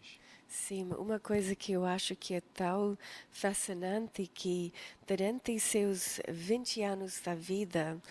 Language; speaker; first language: Portuguese; non-native, fluent; English